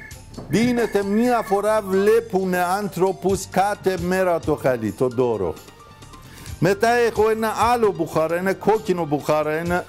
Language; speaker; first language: Greek; non-native, fluent; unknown